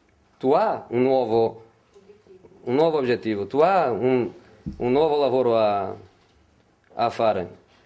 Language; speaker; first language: Italian; non-native, fluent; Portuguese